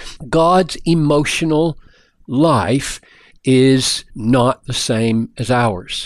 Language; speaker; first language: English; native; English